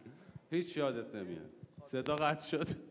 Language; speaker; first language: Persian; native; Persian